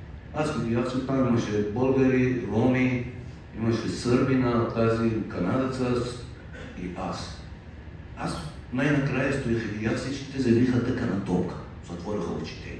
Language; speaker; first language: Bulgarian; non-native, fluent; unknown